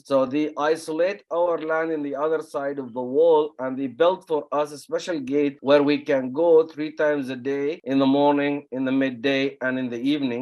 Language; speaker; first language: English; non-native, fluent; Arabic